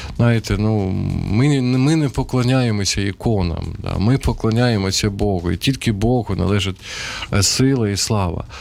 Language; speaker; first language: Ukrainian; non-native, local second language; Russian